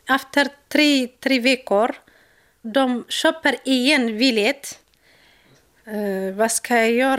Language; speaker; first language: Swedish; non-native, learner; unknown